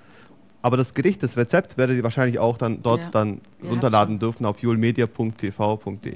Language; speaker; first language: German; native; German